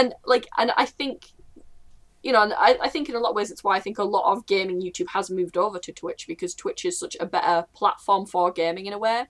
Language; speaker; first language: English; native; English